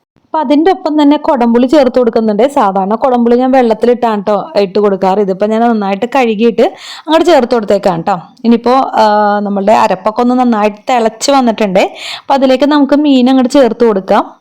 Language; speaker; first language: Malayalam; native; Malayalam